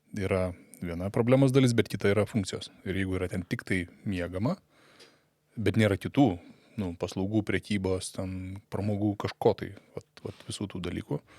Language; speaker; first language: Lithuanian; native; Lithuanian